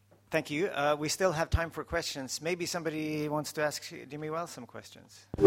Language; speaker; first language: English; non-native, fluent; Norwegian